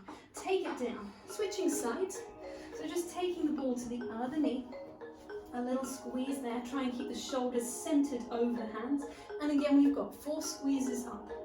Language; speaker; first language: English; native; English